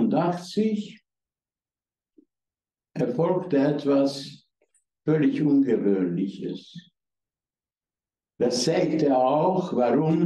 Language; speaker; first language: German; non-native, fluent; Hungarian